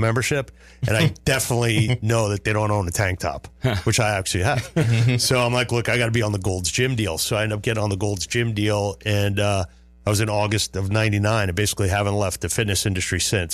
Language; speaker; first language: English; native; English